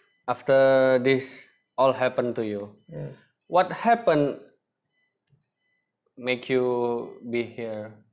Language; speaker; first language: English; non-native, learner; Indonesian